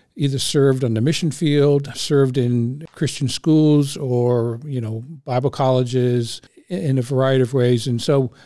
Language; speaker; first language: English; native; English